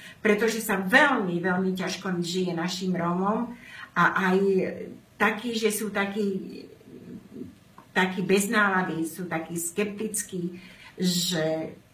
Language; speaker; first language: Slovak; non-native, local second language; Romany